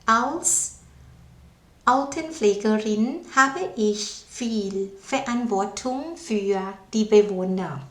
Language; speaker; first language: German; non-native, fluent; Thai